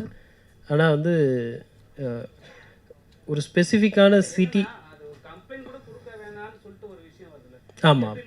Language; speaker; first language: Tamil; native; Tamil